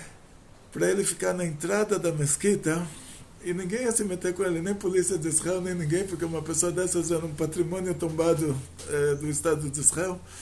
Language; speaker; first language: Portuguese; native; Portuguese